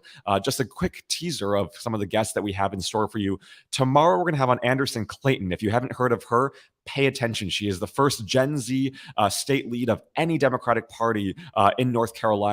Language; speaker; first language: English; native; English